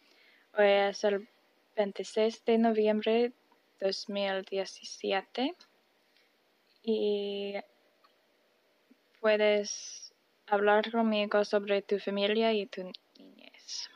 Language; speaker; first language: Spanish; early bilingual, heritage; Spanish